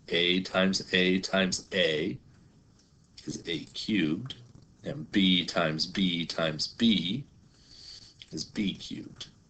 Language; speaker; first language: English; native; English